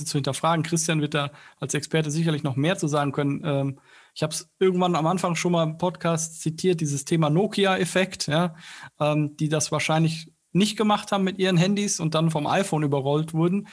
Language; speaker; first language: German; native; German